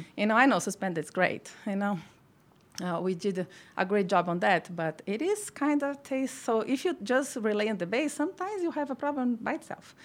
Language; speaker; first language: English; non-native, fluent; Portuguese